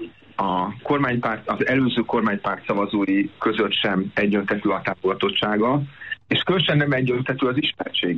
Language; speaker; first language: Hungarian; native; Hungarian